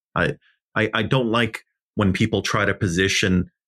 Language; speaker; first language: English; early bilingual, other home language; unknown